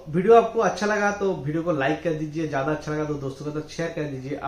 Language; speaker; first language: Hindi; non-native, local second language; Bangla